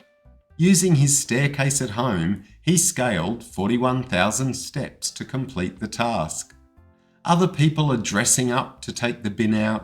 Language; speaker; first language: English; native; English